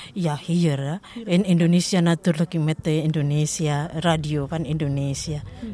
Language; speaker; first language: Dutch; non-native, learner; Indonesian